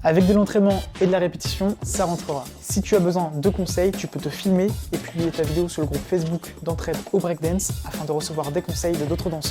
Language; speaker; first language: French; native; French